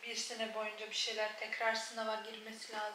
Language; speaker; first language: Turkish; non-native, learner; Bosnian